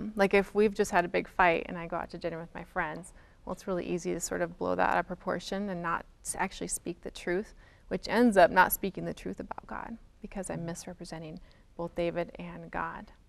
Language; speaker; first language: English; native; English